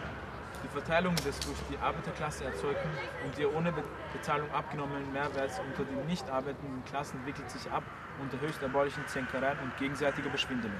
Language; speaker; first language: German; native; German